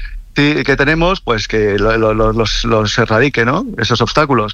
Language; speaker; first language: Spanish; non-native, local second language; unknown